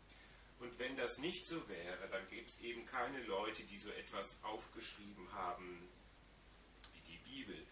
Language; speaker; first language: German; native; German